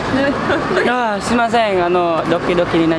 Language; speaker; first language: Japanese; non-native, learner; Indonesian